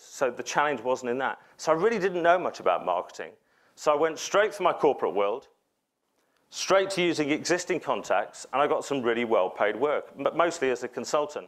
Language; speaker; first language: English; native; English